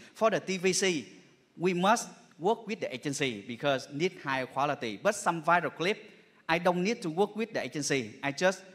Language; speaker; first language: English; non-native, fluent; Vietnamese